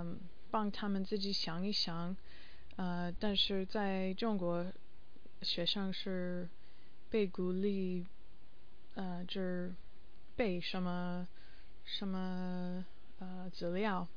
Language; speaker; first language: Chinese; non-native, learner; English